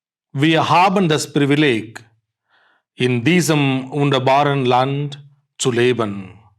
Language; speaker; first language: German; non-native, fluent; Tamil